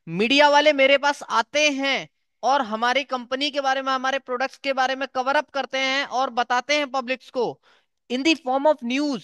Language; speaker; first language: Hindi; native; Hindi